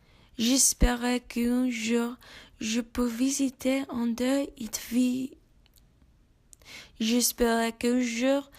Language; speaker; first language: French; non-native, learner; English